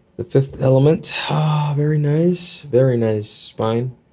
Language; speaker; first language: English; native; English